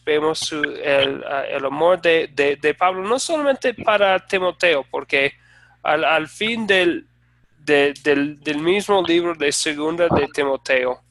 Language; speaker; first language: Spanish; non-native, fluent; English